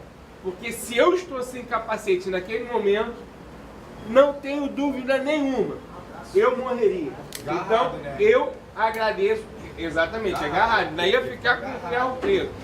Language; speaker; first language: Portuguese; native; Portuguese